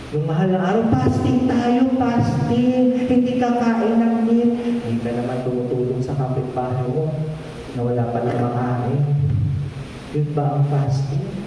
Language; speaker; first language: Filipino; non-native, local second language; Pampanga